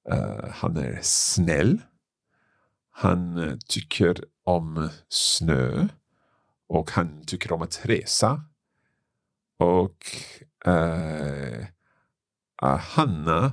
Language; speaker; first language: Swedish; non-native, learner; English